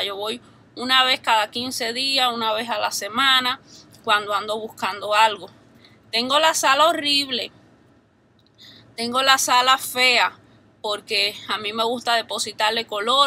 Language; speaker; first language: Spanish; native; Spanish